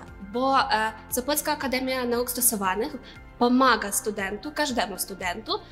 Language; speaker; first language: Polish; non-native, learner; Ukrainian